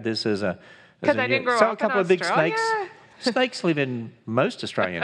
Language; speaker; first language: English; native; English